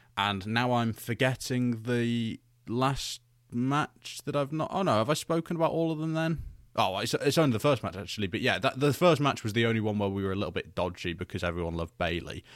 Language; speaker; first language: English; native; English